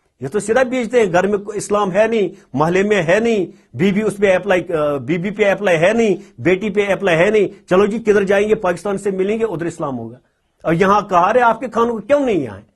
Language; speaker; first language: Urdu; non-native, local second language; Kashmiri